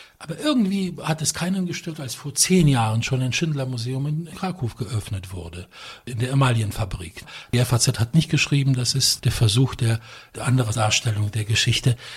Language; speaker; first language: German; non-native, fluent; Polish